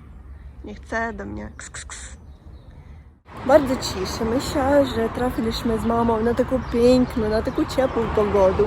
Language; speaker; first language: Polish; non-native, learner; Russian